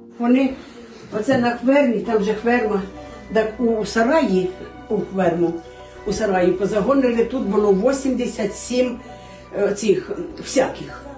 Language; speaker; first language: Ukrainian; native; Ukrainian